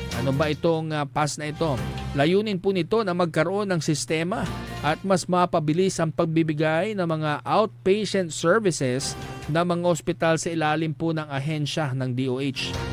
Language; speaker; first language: Filipino; non-native, local second language; Iloko